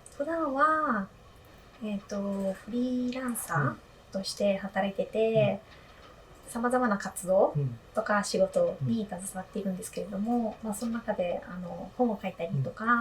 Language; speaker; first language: Japanese; non-native, fluent; Italian